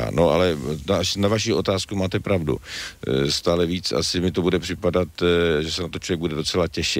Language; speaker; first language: Czech; native; Czech